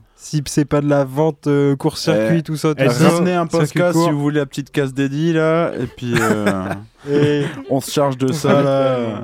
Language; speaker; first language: French; native; French